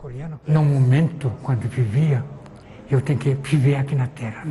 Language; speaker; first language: Portuguese; non-native, learner; Korean